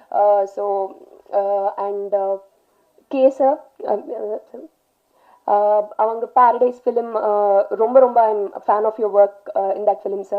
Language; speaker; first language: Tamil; non-native, learner; Telugu